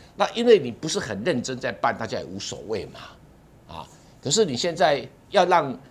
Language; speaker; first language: Chinese; native; Chinese